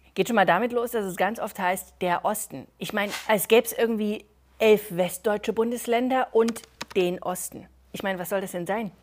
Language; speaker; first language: German; native; German